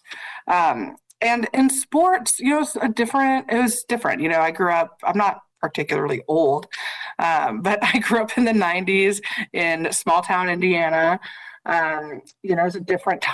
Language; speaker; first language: English; native; English